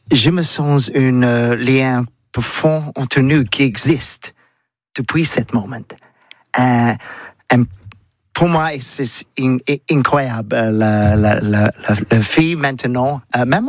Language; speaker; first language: French; non-native, learner; English